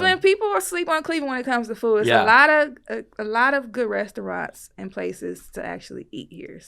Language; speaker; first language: English; native; English